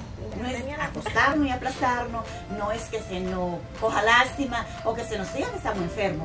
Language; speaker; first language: Spanish; native; Spanish